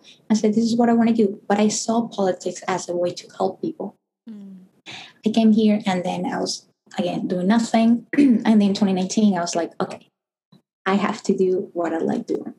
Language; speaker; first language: English; non-native, fluent; Spanish